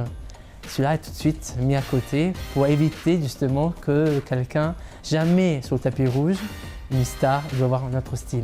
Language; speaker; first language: French; non-native, fluent; Italian